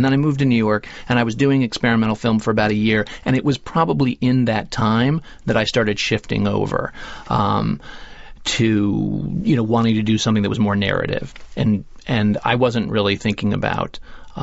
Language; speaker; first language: English; native; English